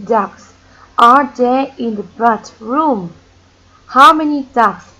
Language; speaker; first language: English; non-native, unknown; Thai